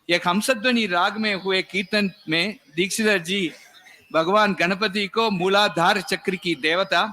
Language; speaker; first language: Hindi; non-native, local second language; Tamil